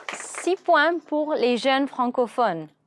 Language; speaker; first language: French; non-native, fluent; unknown